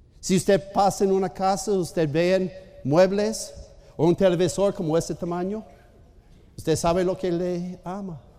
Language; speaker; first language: Spanish; non-native, fluent; English